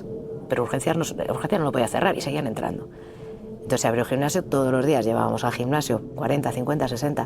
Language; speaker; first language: Spanish; native; Spanish